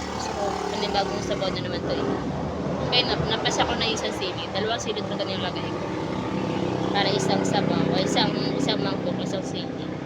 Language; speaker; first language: Filipino; non-native, local second language; Cebuano